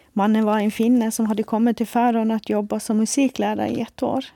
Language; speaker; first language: Swedish; non-native, fluent; Faroese